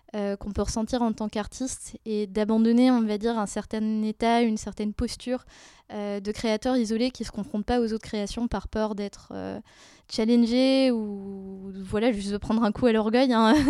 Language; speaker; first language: French; native; French